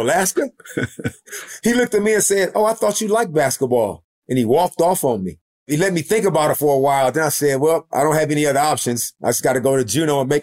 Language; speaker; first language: English; native; English